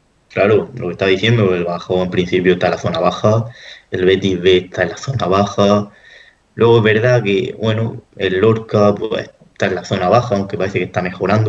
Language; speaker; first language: Spanish; native; Spanish